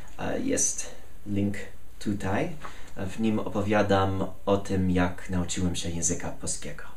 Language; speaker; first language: Polish; non-native, fluent; English